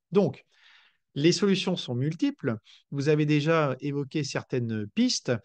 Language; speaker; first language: French; native; French